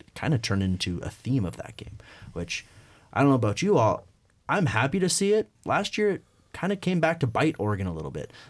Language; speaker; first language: English; native; English